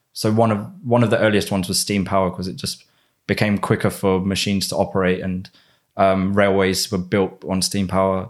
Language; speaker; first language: English; native; English